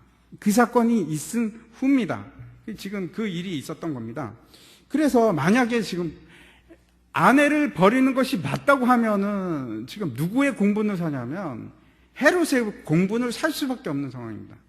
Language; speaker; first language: Korean; native; Korean